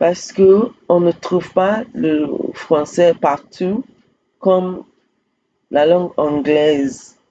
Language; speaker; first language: French; non-native, fluent; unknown